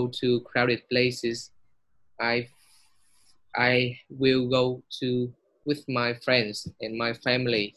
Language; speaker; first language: English; non-native, learner; Vietnamese